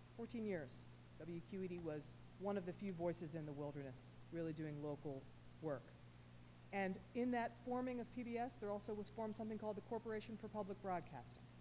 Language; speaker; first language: English; native; English